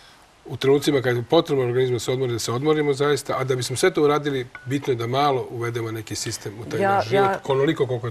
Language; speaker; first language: Croatian; native; Croatian